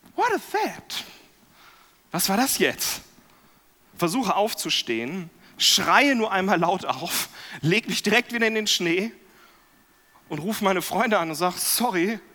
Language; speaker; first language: German; native; German